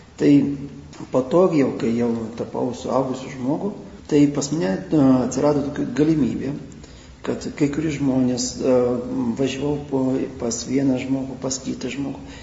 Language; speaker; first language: Lithuanian; non-native, local second language; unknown